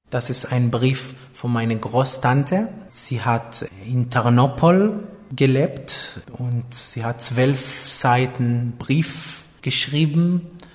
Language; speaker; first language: German; non-native, fluent; Hebrew